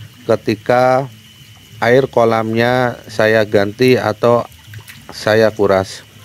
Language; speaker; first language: Indonesian; native; Indonesian